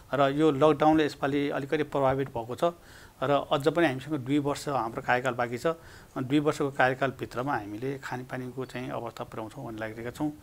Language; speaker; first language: Nepali; native; Nepali